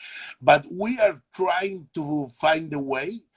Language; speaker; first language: English; non-native, learner; Spanish